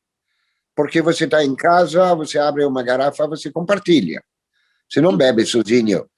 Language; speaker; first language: Portuguese; non-native, fluent; French